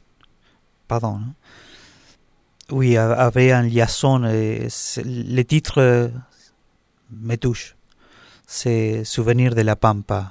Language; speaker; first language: French; non-native, learner; Spanish